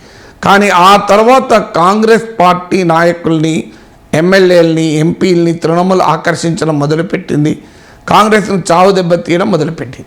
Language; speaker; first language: Telugu; native; Telugu